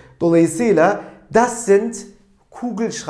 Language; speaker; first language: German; non-native, fluent; Turkish